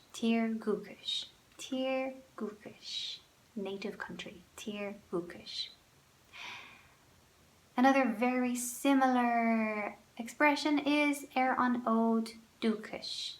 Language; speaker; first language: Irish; non-native, local second language; English